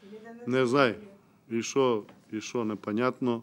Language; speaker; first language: Russian; non-native, local second language; Ukrainian